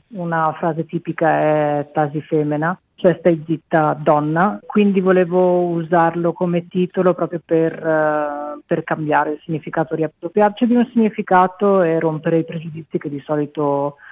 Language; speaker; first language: Italian; native; Italian